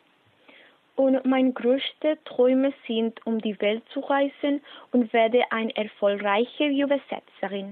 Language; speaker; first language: German; non-native, learner; Spanish